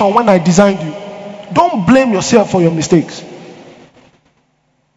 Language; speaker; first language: English; non-native, local second language; Yoruba